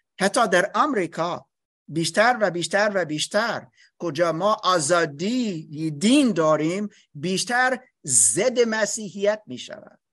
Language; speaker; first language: Persian; non-native, learner; English